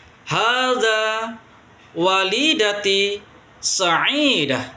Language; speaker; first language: Arabic; non-native, fluent; Indonesian